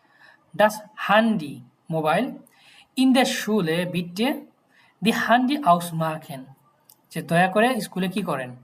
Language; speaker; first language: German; non-native, learner; Bangla